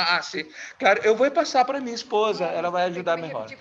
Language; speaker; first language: Portuguese; non-native, fluent; Spanish